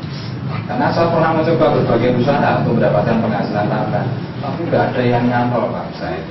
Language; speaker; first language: Indonesian; native; Indonesian